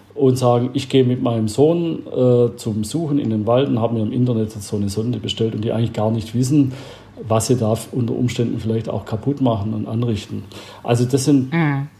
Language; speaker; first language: German; native; German